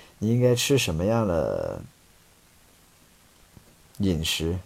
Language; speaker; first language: Chinese; non-native, fluent; English